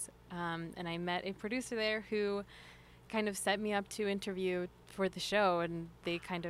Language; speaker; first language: English; early bilingual, other home language; Spanish